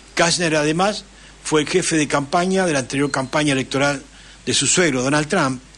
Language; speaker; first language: Spanish; native; Spanish